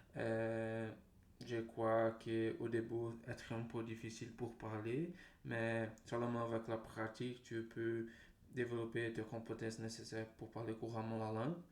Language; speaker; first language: French; non-native, learner; Portuguese